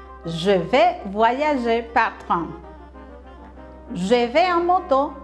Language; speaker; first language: French; non-native, fluent; Spanish